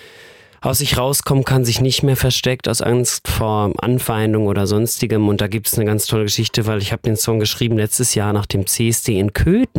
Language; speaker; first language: German; native; German